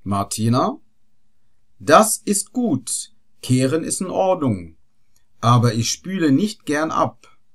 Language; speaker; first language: German; non-native, fluent; Arabic